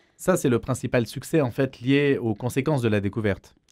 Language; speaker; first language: French; native; French